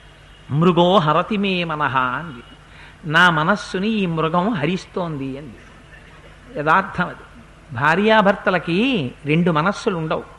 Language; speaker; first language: Telugu; native; Telugu